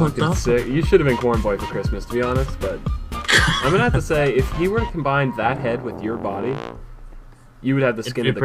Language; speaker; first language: English; native; English